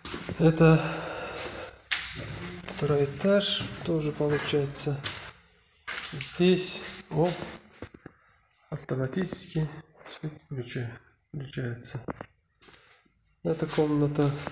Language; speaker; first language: Russian; non-native, learner; Uzbek